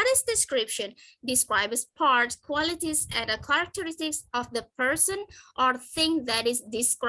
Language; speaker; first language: English; non-native, fluent; Indonesian